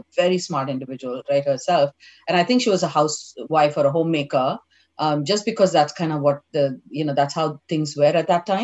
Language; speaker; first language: English; non-native, local second language; Tamil